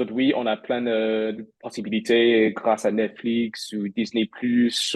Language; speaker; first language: French; non-native, fluent; English